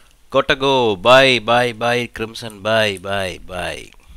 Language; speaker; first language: English; non-native, local second language; Malayalam